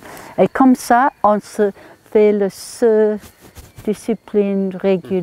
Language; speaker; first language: French; non-native, learner; English